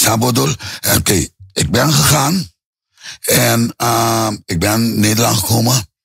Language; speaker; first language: Dutch; non-native, local second language; Papiamento